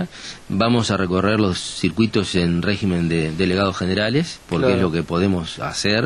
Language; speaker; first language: Spanish; native; Spanish